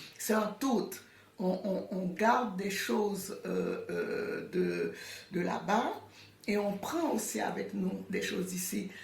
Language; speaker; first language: French; non-native, local second language; Haitian Creole